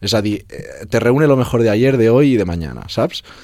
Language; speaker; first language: Spanish; non-native, local second language; Catalan